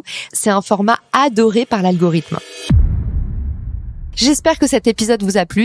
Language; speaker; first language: French; native; French